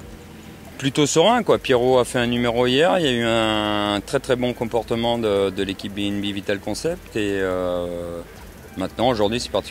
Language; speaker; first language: French; native; French